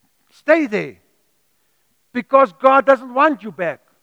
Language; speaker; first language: English; non-native, local second language; Afrikaans